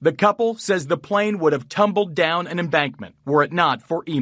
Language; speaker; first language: English; native; English